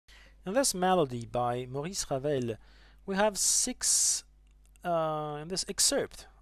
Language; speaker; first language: English; non-native, fluent; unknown